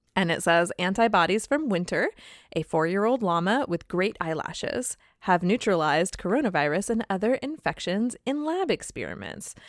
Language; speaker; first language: English; native; English